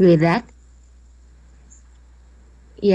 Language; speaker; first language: English; non-native, learner; Chinese